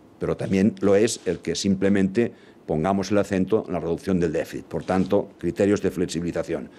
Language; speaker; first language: Spanish; non-native, local second language; Catalan